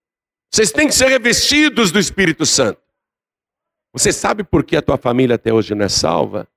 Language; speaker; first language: Portuguese; native; Portuguese